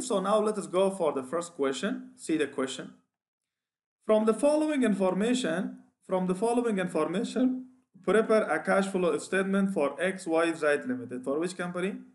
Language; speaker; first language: English; non-native, fluent; Persian